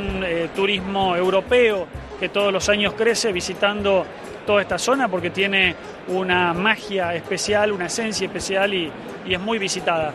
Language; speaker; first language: Spanish; native; Spanish